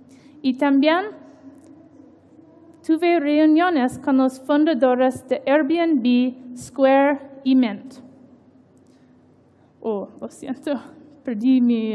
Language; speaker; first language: Spanish; non-native, learner; English